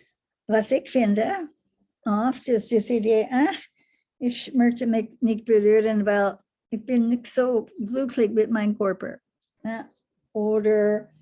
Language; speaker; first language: German; non-native, learner; English